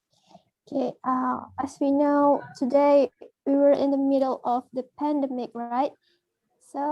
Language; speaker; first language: English; non-native, learner; Indonesian